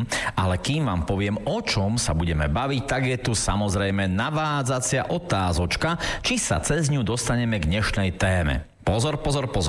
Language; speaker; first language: Slovak; native; Slovak